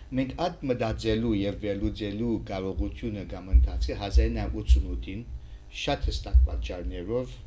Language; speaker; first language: Armenian; early bilingual, heritage; Armenian